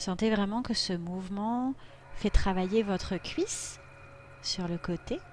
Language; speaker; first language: French; native; French